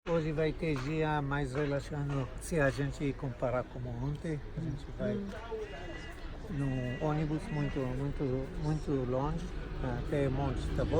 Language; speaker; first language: Portuguese; non-native, fluent; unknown